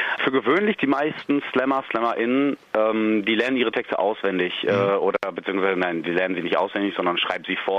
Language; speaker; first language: German; native; German